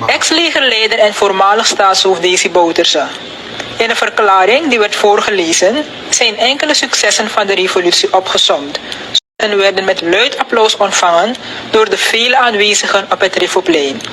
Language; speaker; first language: Dutch; native; Dutch